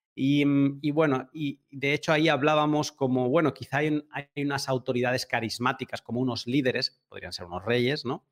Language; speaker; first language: Spanish; native; Spanish